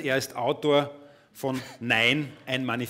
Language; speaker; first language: German; native; German